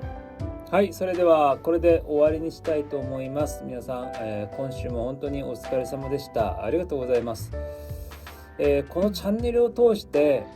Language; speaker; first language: Japanese; non-native, fluent; Korean